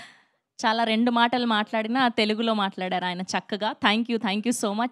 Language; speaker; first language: Telugu; native; Telugu